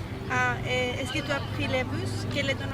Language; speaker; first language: French; non-native, learner; Spanish